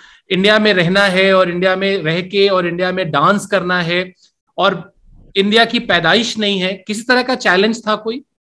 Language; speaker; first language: Hindi; native; Hindi